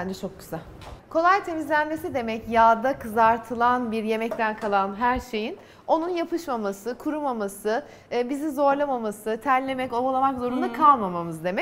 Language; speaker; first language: Turkish; native; Turkish